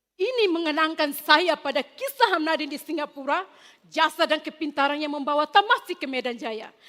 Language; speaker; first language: Malay; non-native, fluent; Tetum